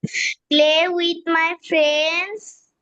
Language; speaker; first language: English; non-native, learner; Bangla